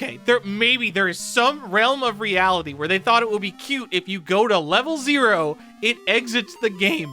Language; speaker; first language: English; native; English